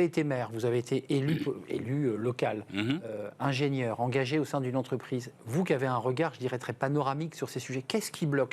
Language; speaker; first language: French; native; French